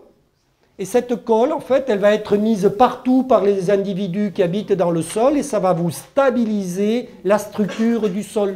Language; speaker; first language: French; early bilingual, other home language; German